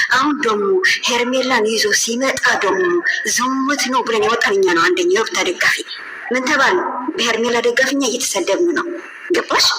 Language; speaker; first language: Amharic; non-native, local second language; Tigrinya